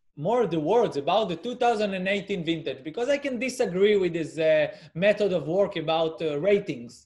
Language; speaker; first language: English; non-native, fluent; Hebrew